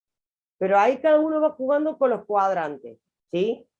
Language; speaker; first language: Spanish; native; Spanish